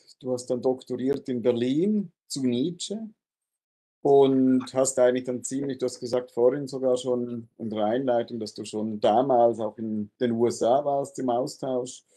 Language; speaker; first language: German; native; German